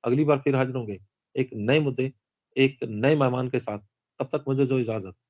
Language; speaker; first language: Hindi; non-native, local second language; Punjabi